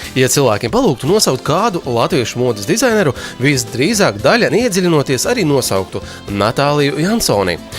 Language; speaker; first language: Latvian; native; Latvian